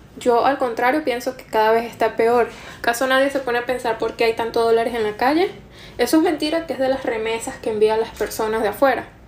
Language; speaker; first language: Spanish; native; Spanish